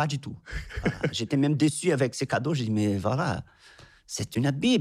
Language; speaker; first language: French; non-native, fluent; Portuguese